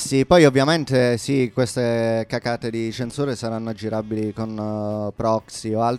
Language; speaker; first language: Italian; native; Italian